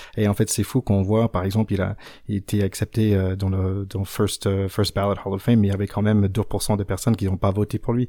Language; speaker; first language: French; non-native, fluent; English